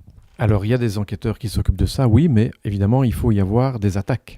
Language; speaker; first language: French; native; French